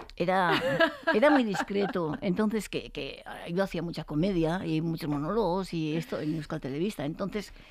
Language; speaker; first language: Spanish; native; Spanish